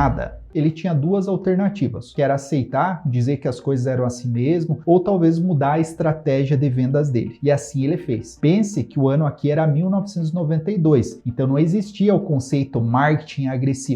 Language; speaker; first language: Portuguese; native; Portuguese